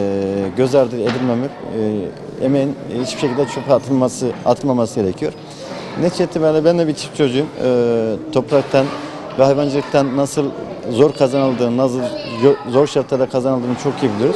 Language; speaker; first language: Turkish; native; Turkish